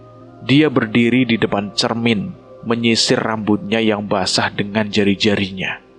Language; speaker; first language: Indonesian; native; Indonesian